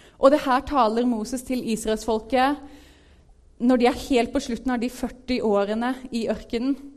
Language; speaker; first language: Norwegian; native; Norwegian